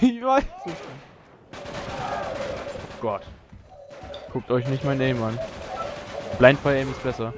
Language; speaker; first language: German; native; German